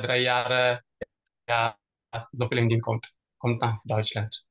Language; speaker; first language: German; non-native, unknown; Tamil